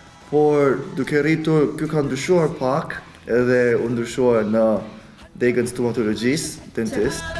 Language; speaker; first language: Albanian; early bilingual, other home language; Korean